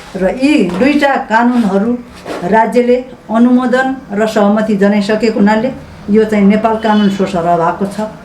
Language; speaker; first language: Nepali; non-native, local second language; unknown